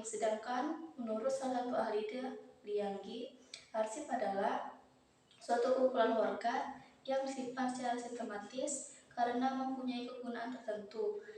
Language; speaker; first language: Indonesian; native; Indonesian